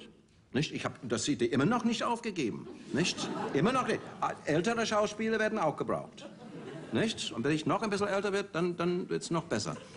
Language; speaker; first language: German; non-native, fluent; English